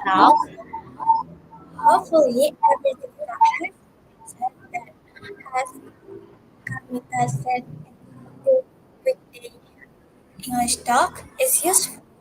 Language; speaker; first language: English; non-native, learner; Indonesian